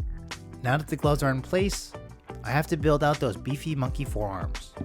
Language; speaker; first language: English; native; English